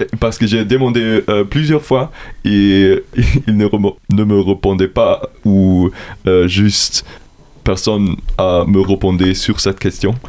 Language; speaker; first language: French; non-native, learner; German